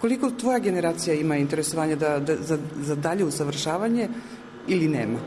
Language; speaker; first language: Serbian; native; Serbian